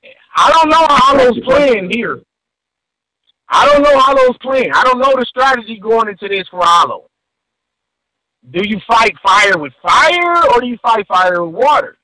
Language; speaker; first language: English; native; English